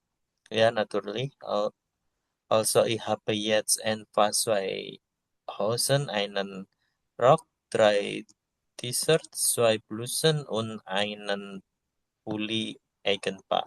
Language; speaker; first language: German; non-native, learner; Indonesian